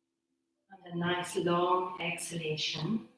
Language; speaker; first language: English; native; English